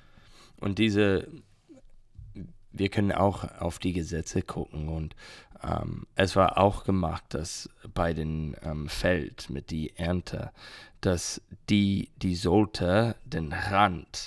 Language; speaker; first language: German; non-native, learner; English